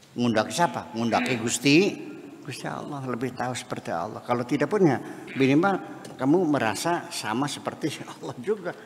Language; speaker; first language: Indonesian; non-native, local second language; Javanese